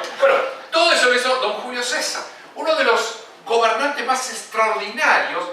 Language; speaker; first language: Spanish; native; Spanish